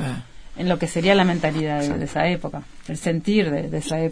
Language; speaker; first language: Spanish; native; Spanish